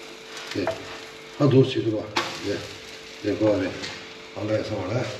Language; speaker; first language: Hindi; non-native, local second language; Tibetan